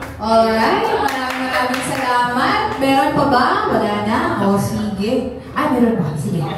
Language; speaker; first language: Filipino; non-native, local second language; Hiligaynon